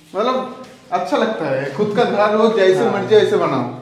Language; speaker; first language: Hindi; non-native, local second language; Bangla